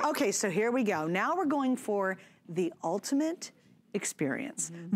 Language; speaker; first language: English; native; English